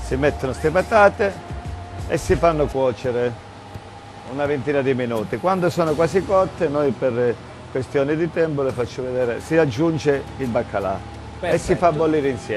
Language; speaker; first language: Italian; native; Italian